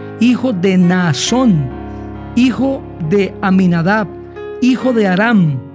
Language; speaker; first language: Spanish; native; Spanish